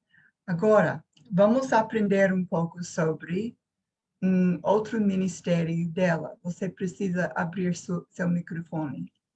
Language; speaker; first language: Portuguese; non-native, fluent; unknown